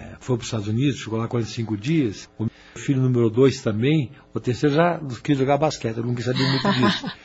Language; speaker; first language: Portuguese; native; Portuguese